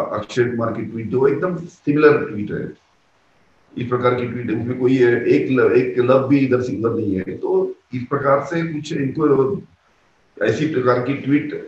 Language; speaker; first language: Hindi; non-native, local second language; Marathi